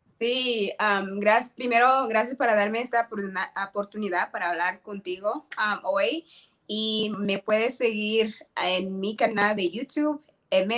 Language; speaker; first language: Spanish; non-native, learner; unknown